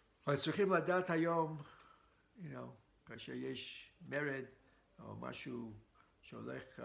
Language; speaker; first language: Hebrew; non-native, fluent; English